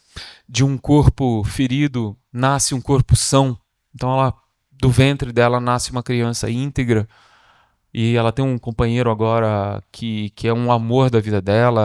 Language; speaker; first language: Portuguese; native; Portuguese